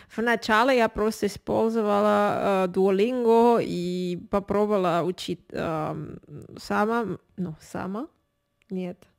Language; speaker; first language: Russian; non-native, learner; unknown